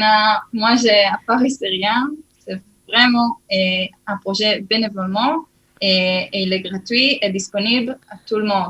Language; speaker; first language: French; early bilingual, heritage; Hebrew